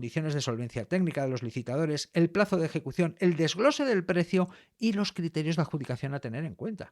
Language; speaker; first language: Spanish; native; Spanish